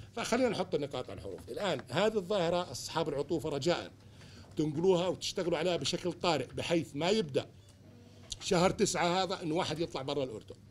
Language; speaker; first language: Arabic; native; Arabic